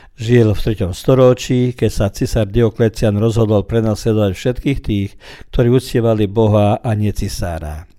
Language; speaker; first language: Slovak; early bilingual, heritage; Croatian